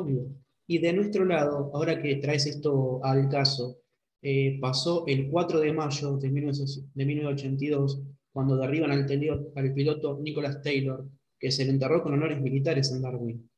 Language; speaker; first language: Spanish; native; Spanish